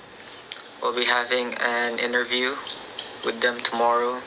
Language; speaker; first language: English; non-native, local second language; Filipino